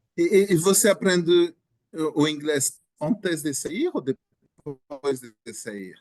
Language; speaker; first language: Portuguese; non-native, learner; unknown